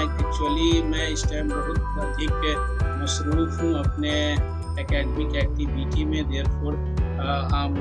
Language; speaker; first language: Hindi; native; Hindi